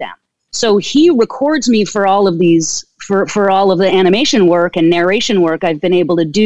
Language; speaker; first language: English; native; English